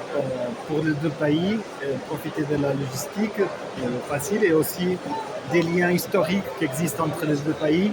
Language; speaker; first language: French; non-native, fluent; Portuguese